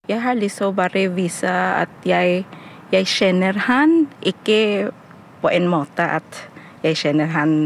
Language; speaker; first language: Norwegian; non-native, fluent; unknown